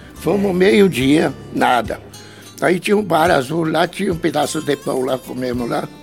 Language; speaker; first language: Portuguese; native; Portuguese